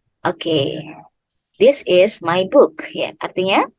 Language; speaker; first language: English; non-native, fluent; Indonesian